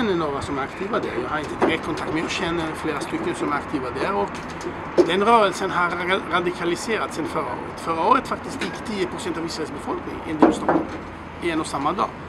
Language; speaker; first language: Swedish; non-native, fluent; Hebrew